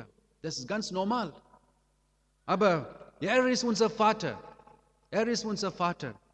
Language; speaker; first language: German; non-native, learner; Amharic